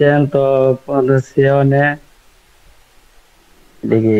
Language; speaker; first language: Italian; non-native, learner; Bangla